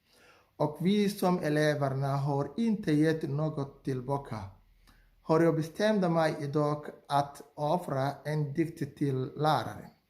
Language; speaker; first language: Swedish; non-native, learner; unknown